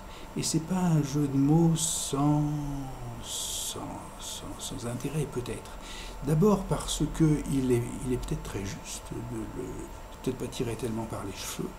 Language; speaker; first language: French; native; French